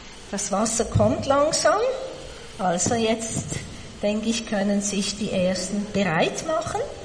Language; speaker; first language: German; native; German